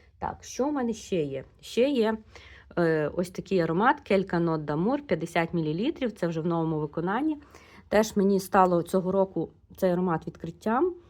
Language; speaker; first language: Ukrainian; non-native, local second language; Russian